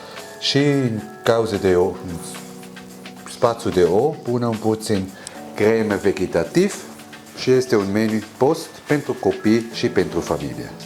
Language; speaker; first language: Romanian; non-native, learner; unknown